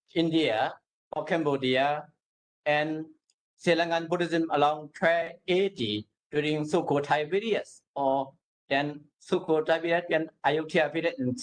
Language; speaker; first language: English; non-native, learner; Burmese